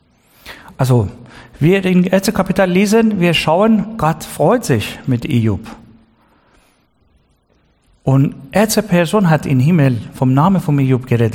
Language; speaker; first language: German; non-native, learner; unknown